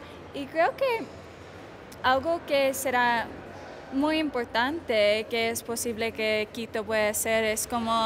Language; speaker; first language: Spanish; non-native, fluent; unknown